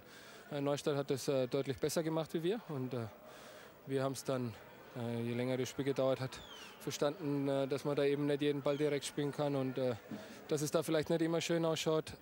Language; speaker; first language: German; native; German